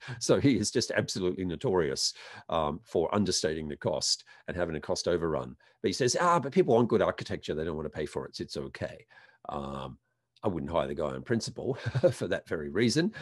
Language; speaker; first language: English; native; English